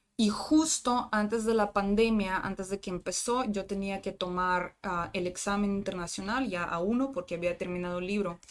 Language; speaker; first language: Spanish; non-native, fluent; Russian